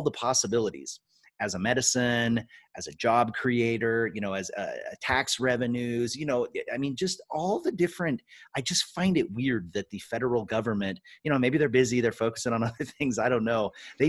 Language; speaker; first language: English; native; English